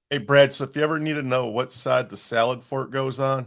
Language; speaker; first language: English; native; English